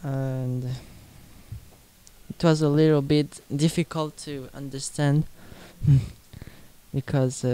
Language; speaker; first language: English; non-native, learner; Korean